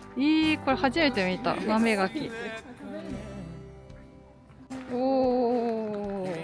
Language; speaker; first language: Japanese; native; Japanese